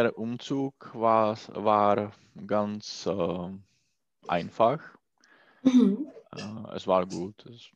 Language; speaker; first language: German; non-native, learner; Czech